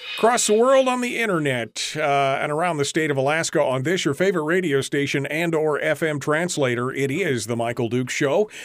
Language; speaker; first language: English; native; English